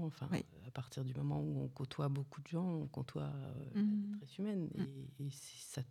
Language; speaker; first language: French; native; French